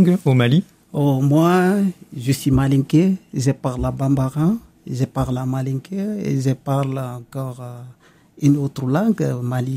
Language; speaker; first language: French; non-native, local second language; Mandingo